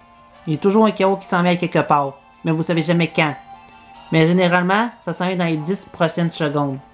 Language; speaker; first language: French; native; French